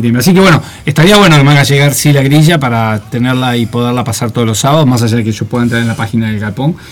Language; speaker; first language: Spanish; native; Spanish